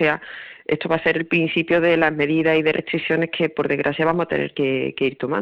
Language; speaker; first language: Spanish; native; Spanish